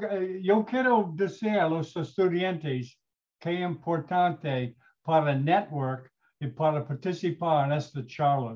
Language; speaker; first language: Spanish; non-native, learner; English